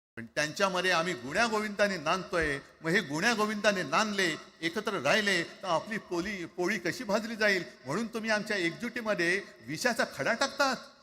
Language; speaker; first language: Marathi; native; Marathi